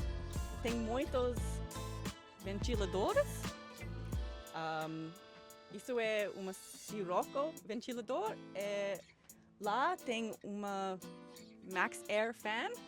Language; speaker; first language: Portuguese; non-native, learner; English